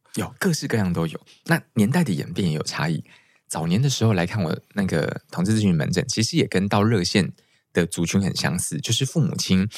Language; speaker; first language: Chinese; native; Chinese